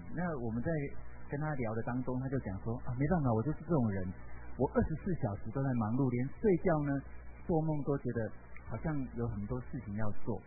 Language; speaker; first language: Chinese; native; Chinese